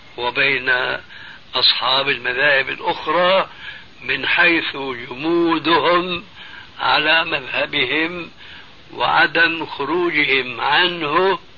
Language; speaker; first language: Arabic; early bilingual, other home language; Albanian